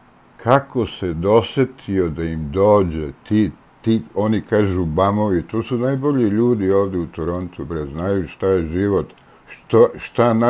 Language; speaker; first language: Serbian; native; Serbian